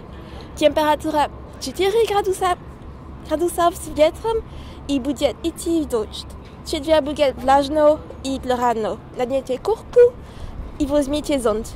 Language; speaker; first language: Russian; non-native, learner; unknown